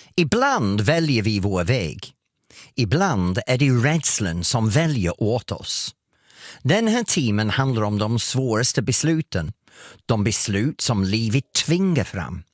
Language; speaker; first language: Swedish; non-native, fluent; English